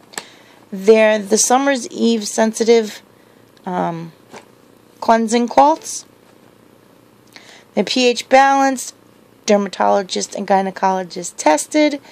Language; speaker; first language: English; native; English